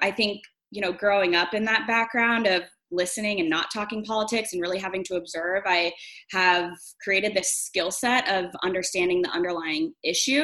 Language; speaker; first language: English; native; English